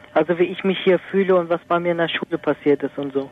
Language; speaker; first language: German; early bilingual, other home language; Turkish